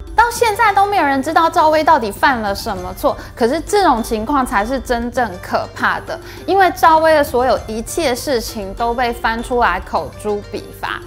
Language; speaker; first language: Chinese; native; Chinese